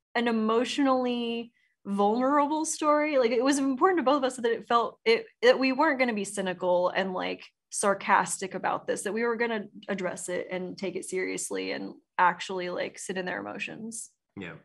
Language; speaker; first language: English; native; English